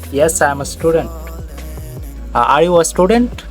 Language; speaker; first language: English; non-native, learner; Bangla